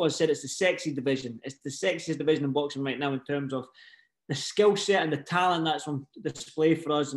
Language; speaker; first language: English; native; English